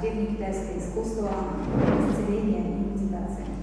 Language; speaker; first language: Russian; native; Russian